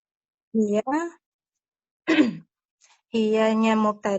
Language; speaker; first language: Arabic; non-native, learner; Indonesian